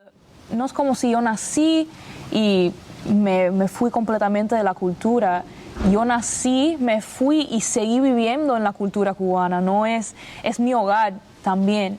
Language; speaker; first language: Spanish; early bilingual, other home language; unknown